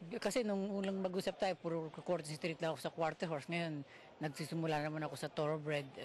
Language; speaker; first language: Filipino; native; Filipino